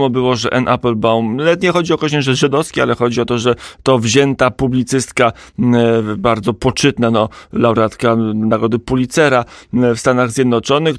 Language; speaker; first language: Polish; native; Polish